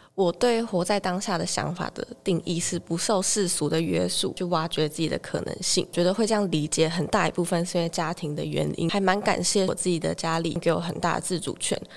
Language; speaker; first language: Chinese; native; Chinese